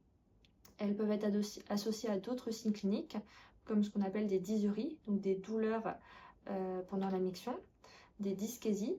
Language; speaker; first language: French; native; French